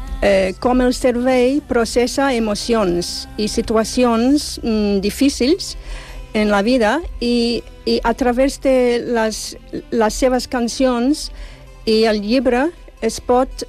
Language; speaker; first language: Catalan; non-native, fluent; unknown